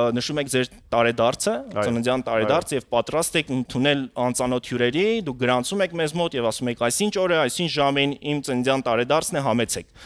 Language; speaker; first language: Armenian; native; Armenian